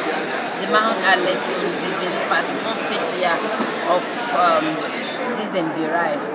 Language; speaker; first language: German; non-native, learner; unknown